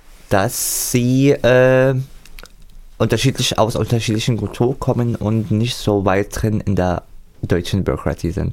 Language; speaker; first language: German; non-native, fluent; Arabic